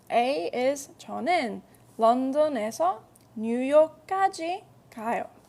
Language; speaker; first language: Korean; non-native, fluent; English